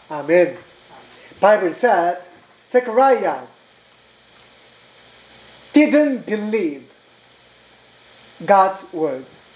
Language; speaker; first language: English; non-native, learner; Korean